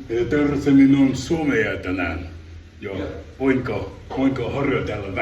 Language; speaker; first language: Finnish; non-native, learner; English